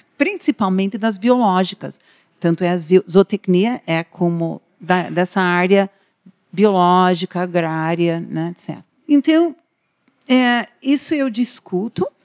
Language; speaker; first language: Portuguese; non-native, fluent; English